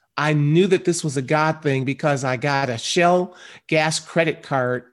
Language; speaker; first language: English; native; English